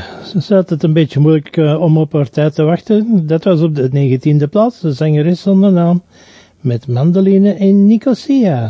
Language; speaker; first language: Dutch; native; Dutch